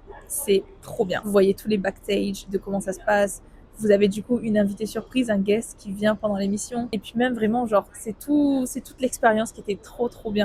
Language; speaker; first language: French; native; French